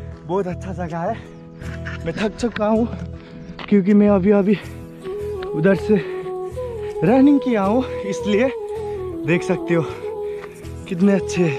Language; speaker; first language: Hindi; non-native, learner; Nepali